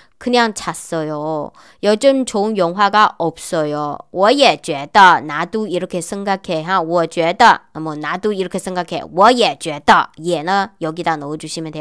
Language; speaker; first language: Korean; non-native, learner; Chinese